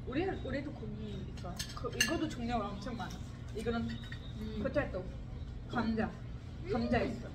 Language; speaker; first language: Korean; non-native, learner; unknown